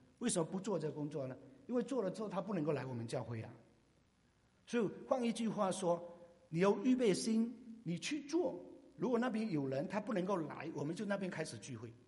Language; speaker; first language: Chinese; non-native, local second language; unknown